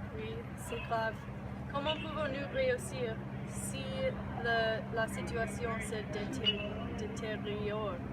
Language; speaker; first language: French; non-native, learner; English